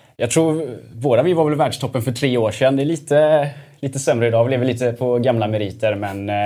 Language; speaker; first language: Swedish; native; Swedish